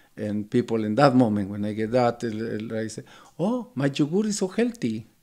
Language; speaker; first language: English; non-native, learner; Spanish